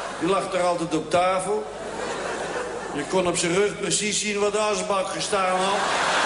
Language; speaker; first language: Dutch; native; Dutch